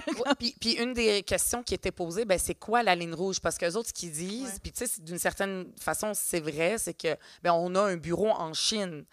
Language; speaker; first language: French; early bilingual, other home language; Arabic